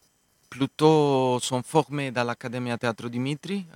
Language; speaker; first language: French; non-native, local second language; Italian